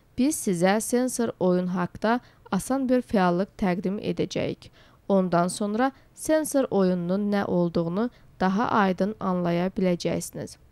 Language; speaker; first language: Azerbaijani; non-native, local second language; Georgian